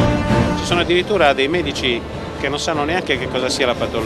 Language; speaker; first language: Italian; native; Italian